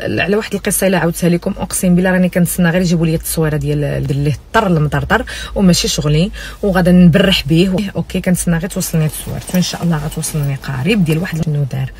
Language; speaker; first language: Arabic; native; Arabic